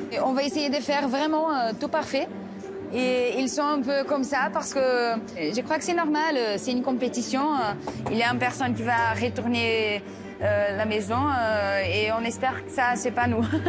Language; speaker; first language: French; non-native, fluent; Portuguese